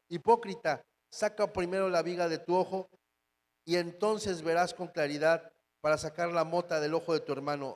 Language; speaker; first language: Spanish; native; Spanish